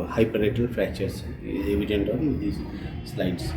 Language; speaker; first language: English; non-native, local second language; Bangla